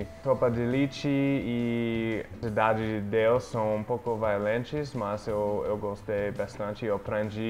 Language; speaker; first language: Portuguese; non-native, fluent; English